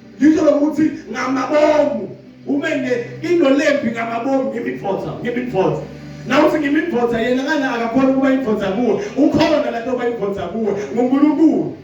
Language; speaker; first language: Zulu; non-native, local second language; Swati